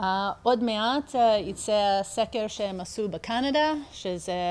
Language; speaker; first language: Hebrew; early bilingual, heritage; English